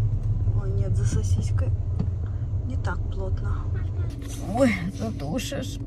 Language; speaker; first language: Russian; native; Russian